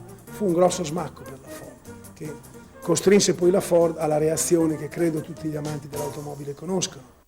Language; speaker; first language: Italian; native; Italian